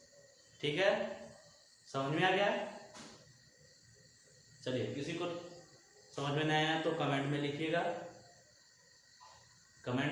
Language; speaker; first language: Hindi; native; Hindi